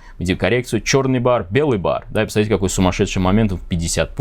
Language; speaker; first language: Russian; native; Russian